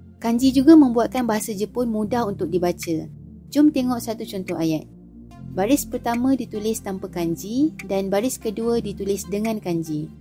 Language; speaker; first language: Malay; native; Malay